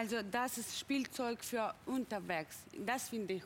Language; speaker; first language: German; non-native, fluent; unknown